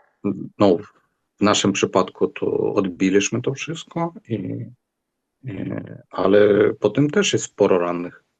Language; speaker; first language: Polish; non-native, fluent; Ukrainian